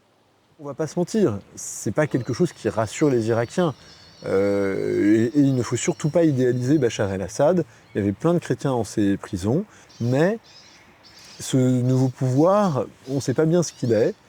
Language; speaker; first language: French; native; French